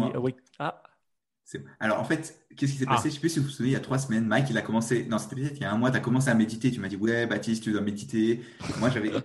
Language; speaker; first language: French; native; French